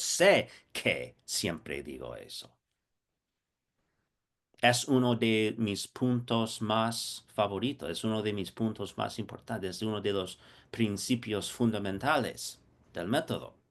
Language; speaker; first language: Spanish; non-native, fluent; English